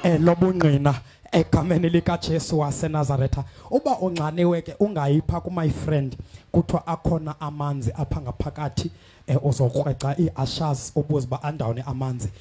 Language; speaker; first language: Zulu; non-native, local second language; Xhosa